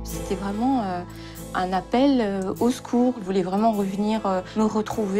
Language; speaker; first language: French; native; French